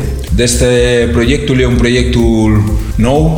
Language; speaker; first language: Romanian; non-native, learner; Spanish